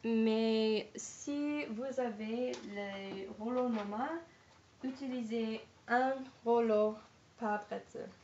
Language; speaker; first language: French; non-native, learner; English